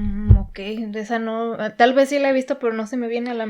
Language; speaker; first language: Spanish; native; Spanish